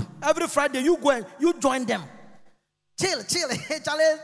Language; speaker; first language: English; non-native, local second language; Akan